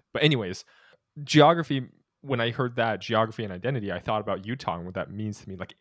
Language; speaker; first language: English; early bilingual, other home language; Chinese